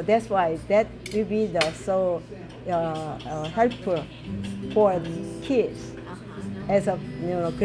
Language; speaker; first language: English; non-native, learner; Korean